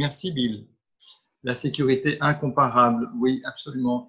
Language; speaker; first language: French; native; French